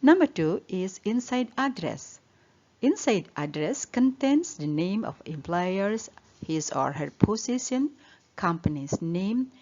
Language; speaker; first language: English; non-native, learner; Indonesian